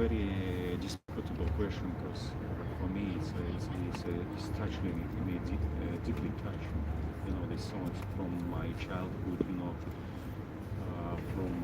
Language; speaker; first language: English; non-native, learner; Russian